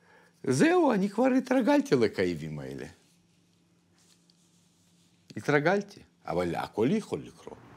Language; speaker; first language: Hebrew; non-native, fluent; Russian